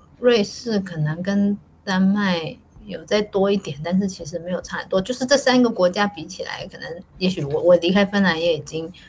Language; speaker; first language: Chinese; native; Chinese